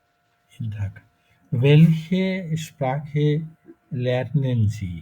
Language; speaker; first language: German; non-native, fluent; Bangla